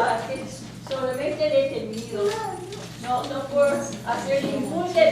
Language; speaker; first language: Spanish; non-native, learner; English